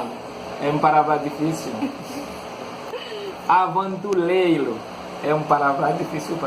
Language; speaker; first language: Portuguese; non-native, learner; Haitian Creole